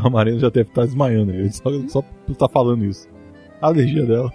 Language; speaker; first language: Portuguese; native; Portuguese